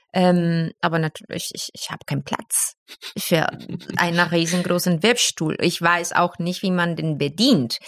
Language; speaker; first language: German; non-native, fluent; Spanish